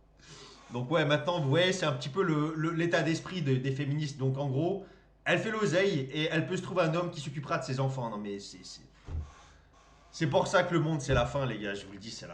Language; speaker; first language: French; native; French